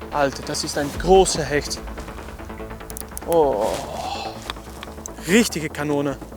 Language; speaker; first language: German; non-native, learner; Dutch